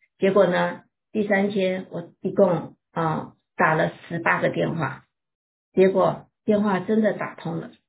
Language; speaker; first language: Chinese; native; Chinese